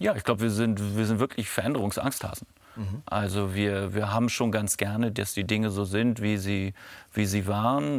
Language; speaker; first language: German; native; German